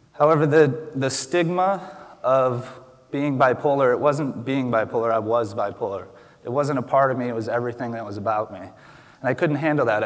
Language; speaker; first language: English; native; English